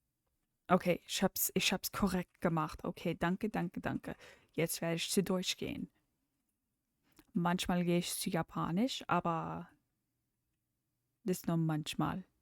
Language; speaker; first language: German; non-native, learner; English